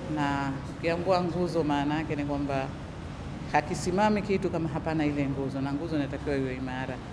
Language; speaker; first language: Swahili; native; Swahili